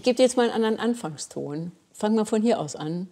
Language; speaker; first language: German; native; German